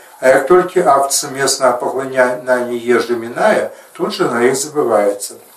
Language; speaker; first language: Belarusian; native; Belarusian